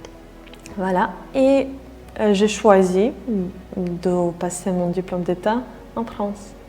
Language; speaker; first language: French; non-native, fluent; Russian